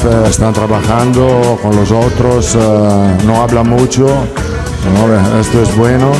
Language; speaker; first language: Spanish; non-native, learner; Italian